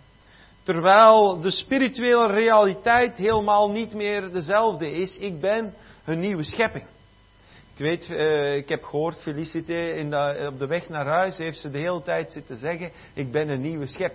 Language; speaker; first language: Dutch; native; Dutch